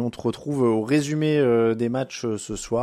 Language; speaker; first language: French; native; French